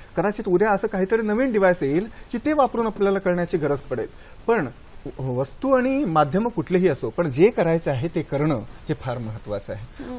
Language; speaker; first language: Marathi; non-native, local second language; Kannada